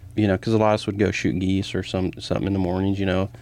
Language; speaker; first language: English; native; English